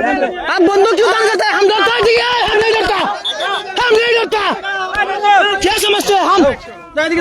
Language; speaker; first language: Hindi; non-native, learner; Bangla